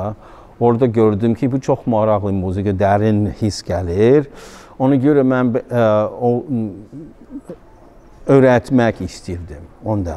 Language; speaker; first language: Azerbaijani; non-native, learner; English